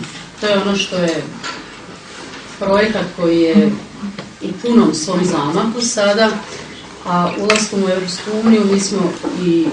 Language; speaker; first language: Croatian; native; Croatian